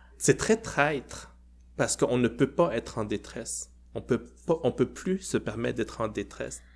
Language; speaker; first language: French; early bilingual, other home language; Cantonese